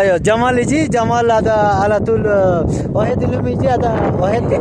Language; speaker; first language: Arabic; non-native, learner; Bangla